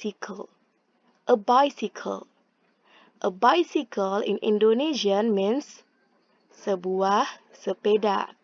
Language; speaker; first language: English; non-native, fluent; Indonesian